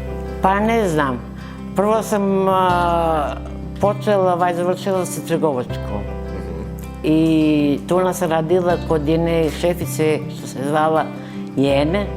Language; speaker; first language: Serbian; early bilingual, other home language; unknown